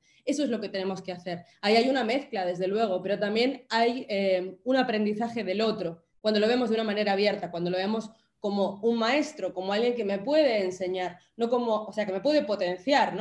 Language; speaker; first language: Spanish; native; Spanish